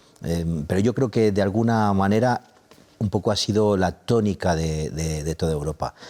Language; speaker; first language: Spanish; native; Spanish